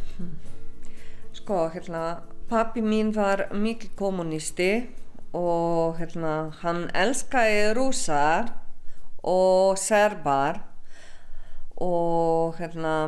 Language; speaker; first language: Icelandic; non-native, learner; Slovenian